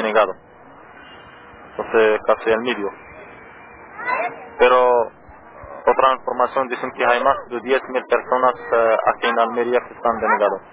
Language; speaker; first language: Spanish; non-native, learner; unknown